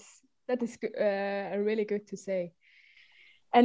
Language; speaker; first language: English; non-native, learner; Swiss German